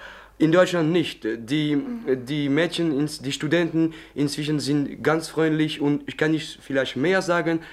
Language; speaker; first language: German; non-native, learner; French